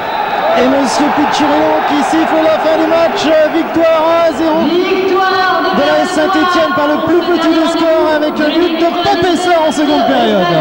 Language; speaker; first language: French; native; French